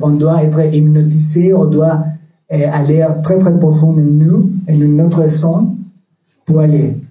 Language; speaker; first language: French; non-native, learner; Spanish